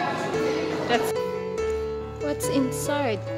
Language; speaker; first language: English; non-native, learner; Indonesian